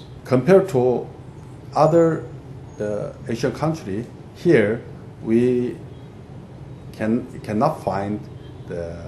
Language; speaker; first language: English; non-native, fluent; Korean